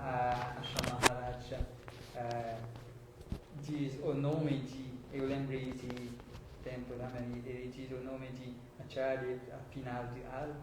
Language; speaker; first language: Portuguese; non-native, learner; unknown